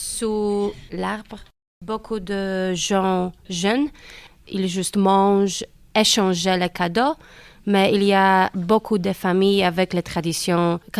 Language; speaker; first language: French; non-native, learner; Polish